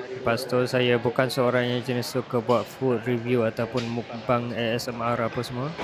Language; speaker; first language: Malay; non-native, fluent; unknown